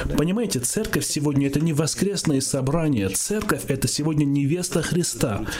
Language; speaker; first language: Russian; non-native, local second language; Armenian